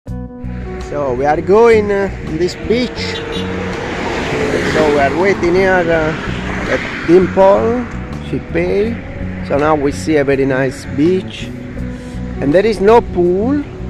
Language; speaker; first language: English; non-native, learner; Italian